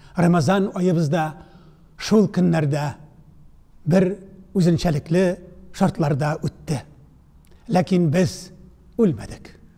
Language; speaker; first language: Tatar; native; Tatar